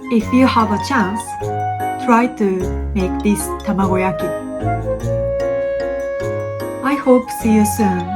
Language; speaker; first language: English; non-native, learner; Japanese